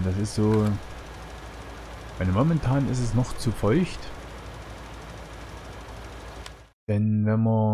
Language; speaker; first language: German; native; German